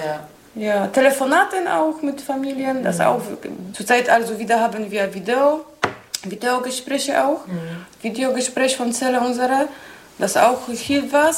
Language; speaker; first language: German; non-native, learner; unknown